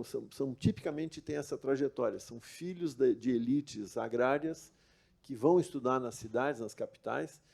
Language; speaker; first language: Portuguese; native; Portuguese